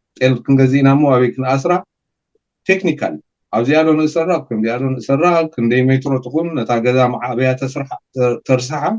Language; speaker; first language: Tigrinya; native; Tigrinya